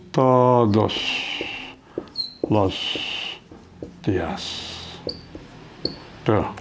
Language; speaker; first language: Spanish; non-native, fluent; Indonesian